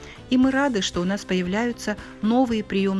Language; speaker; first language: Russian; native; Russian